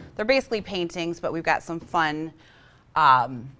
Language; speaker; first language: English; native; English